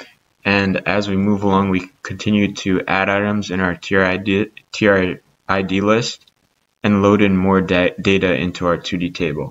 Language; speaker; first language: English; native; English